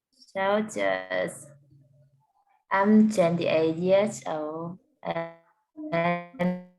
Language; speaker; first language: English; non-native, learner; Vietnamese